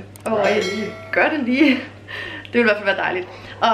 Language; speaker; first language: Danish; native; Danish